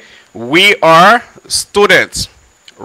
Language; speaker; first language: English; non-native, fluent; Haitian Creole